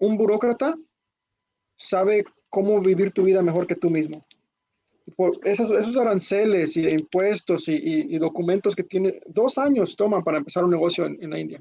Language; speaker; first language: Spanish; early bilingual, heritage; Spanish